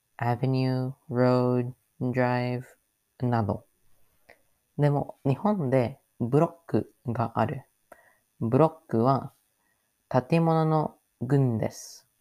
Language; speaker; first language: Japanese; non-native, learner; English